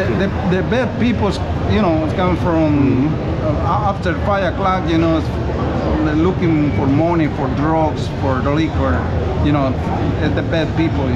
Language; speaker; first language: English; non-native, learner; Spanish